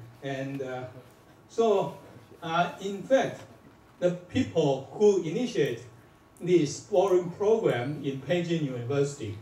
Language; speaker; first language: English; non-native, fluent; Chinese